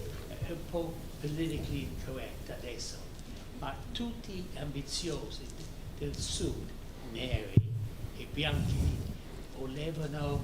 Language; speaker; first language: Italian; non-native, fluent; English